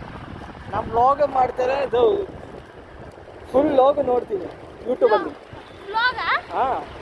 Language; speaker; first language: Kannada; non-native, learner; Malayalam